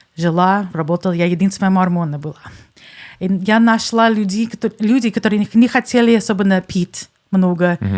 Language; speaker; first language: Russian; non-native, fluent; English